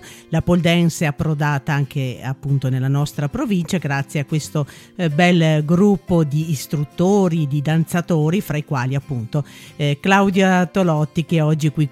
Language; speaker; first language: Italian; native; Italian